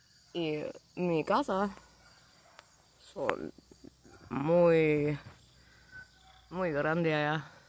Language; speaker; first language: Spanish; non-native, learner; English